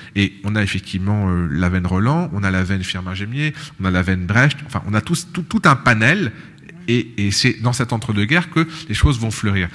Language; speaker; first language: French; native; French